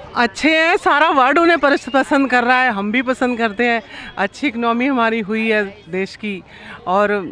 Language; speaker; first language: Hindi; native; Hindi